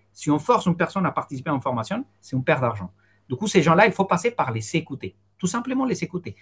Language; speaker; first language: French; non-native, fluent; Spanish